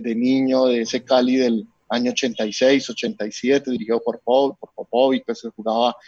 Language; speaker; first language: Spanish; native; Spanish